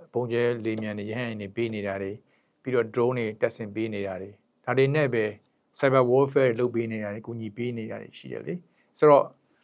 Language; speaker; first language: Burmese; native; Burmese